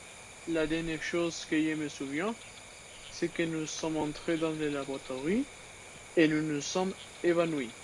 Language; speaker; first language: French; non-native, learner; Spanish